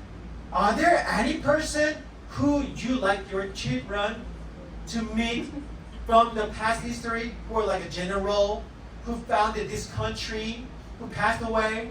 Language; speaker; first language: English; non-native, fluent; Korean